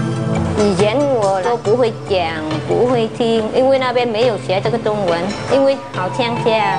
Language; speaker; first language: Chinese; non-native, learner; Vietnamese